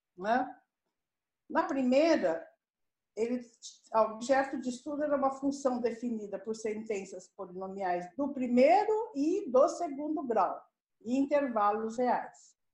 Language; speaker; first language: Portuguese; native; Portuguese